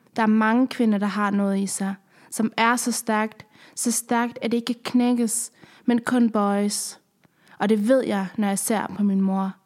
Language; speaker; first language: Danish; early bilingual, other home language; Persian